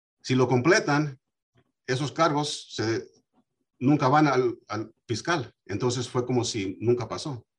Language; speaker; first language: Spanish; early bilingual, heritage; Spanish